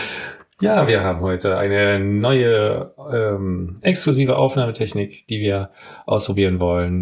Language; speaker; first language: German; native; German